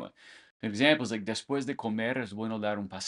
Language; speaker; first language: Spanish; non-native, fluent; English